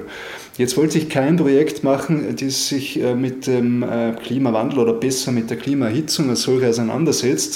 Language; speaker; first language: German; native; German